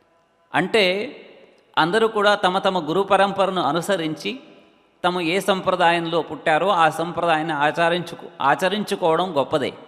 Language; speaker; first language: Telugu; native; Telugu